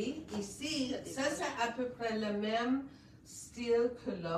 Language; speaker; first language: French; non-native, local second language; English